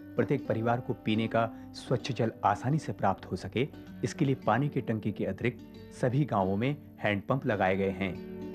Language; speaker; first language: Hindi; native; Hindi